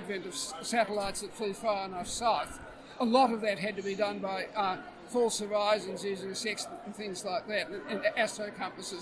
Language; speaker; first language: English; native; English